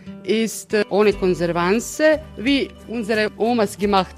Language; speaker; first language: German; non-native, fluent; Croatian